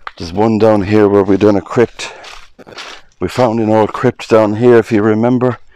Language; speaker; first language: English; native; English